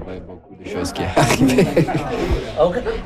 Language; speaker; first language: French; non-native, local second language; English